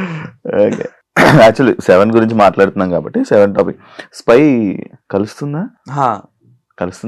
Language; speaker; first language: Telugu; native; Telugu